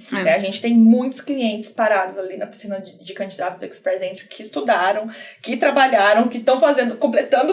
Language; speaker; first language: Portuguese; native; Portuguese